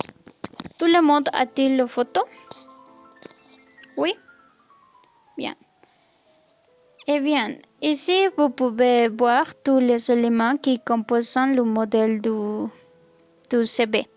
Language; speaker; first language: French; non-native, learner; Spanish